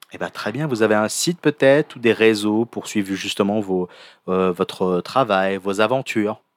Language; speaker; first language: French; native; French